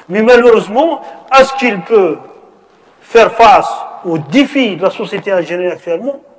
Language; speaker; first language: French; non-native, local second language; Arabic